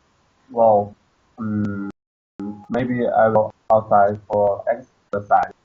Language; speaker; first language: English; non-native, learner; Chinese